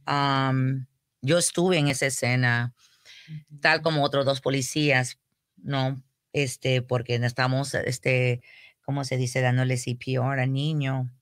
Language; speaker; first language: Spanish; early bilingual, heritage; Spanish